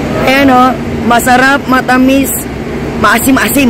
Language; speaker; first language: Filipino; non-native, local second language; Cebuano